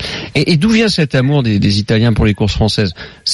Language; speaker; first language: French; native; French